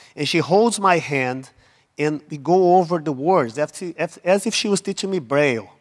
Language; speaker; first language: English; non-native, fluent; Portuguese